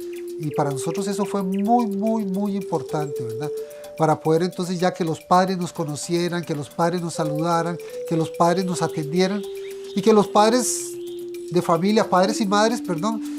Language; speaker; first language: Spanish; native; Spanish